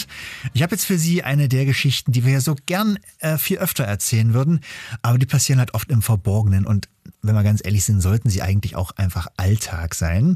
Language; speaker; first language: German; native; German